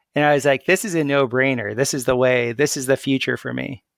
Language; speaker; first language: English; native; English